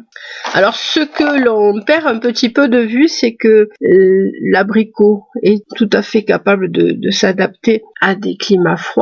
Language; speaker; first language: French; native; French